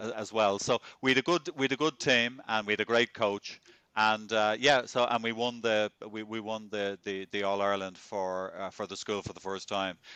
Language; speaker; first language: English; native; English